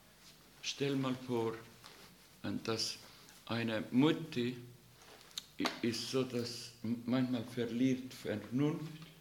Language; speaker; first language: German; non-native, learner; Russian